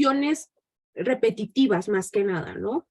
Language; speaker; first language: Spanish; native; Spanish